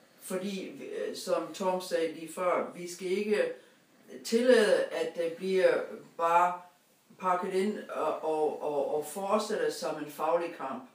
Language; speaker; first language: Danish; non-native, fluent; English